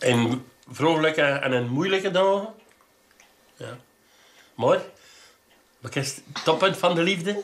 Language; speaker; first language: Dutch; native; Dutch